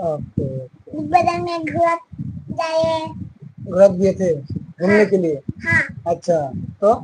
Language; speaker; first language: Hindi; non-native, local second language; Bangla